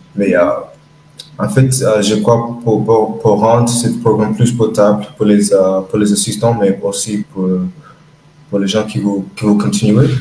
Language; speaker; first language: French; non-native, learner; English